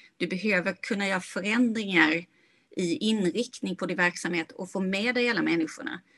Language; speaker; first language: Swedish; native; Swedish